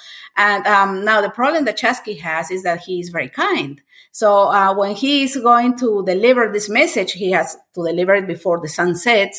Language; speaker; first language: English; non-native, fluent; Spanish